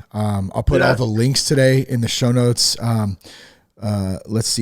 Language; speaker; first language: English; native; English